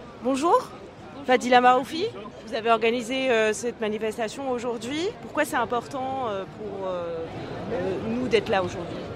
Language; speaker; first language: French; native; French